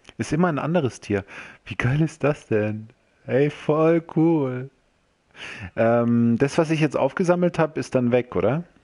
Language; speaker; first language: German; early bilingual, other home language; Croatian